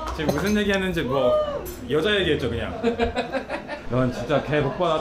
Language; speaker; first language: Korean; native; Korean